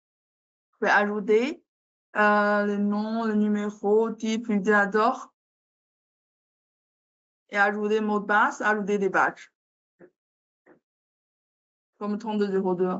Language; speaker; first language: French; non-native, learner; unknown